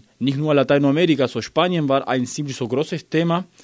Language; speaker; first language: German; non-native, learner; Spanish